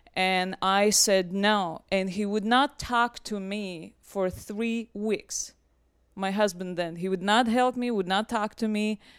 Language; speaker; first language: English; non-native, fluent; Russian